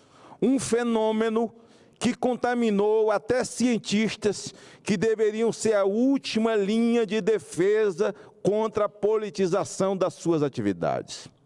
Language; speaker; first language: Portuguese; native; Portuguese